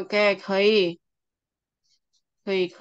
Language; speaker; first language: Chinese; non-native, fluent; Indonesian